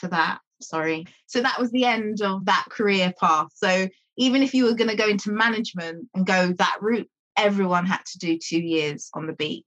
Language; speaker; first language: English; native; English